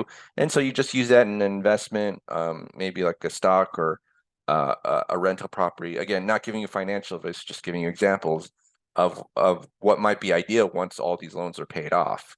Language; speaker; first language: English; early bilingual, other home language; Korean